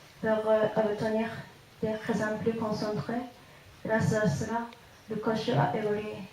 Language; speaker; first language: French; non-native, fluent; Japanese